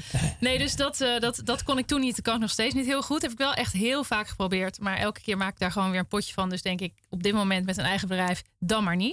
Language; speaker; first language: Dutch; native; Dutch